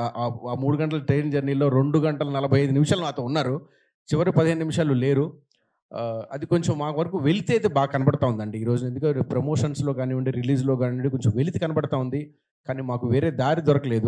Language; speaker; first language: Telugu; native; Telugu